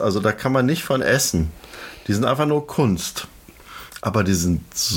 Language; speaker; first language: German; native; German